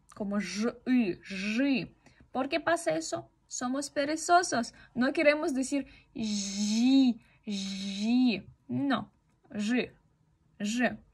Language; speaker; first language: Spanish; non-native, fluent; Russian